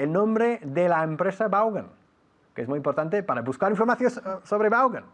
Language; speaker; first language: Spanish; non-native, fluent; English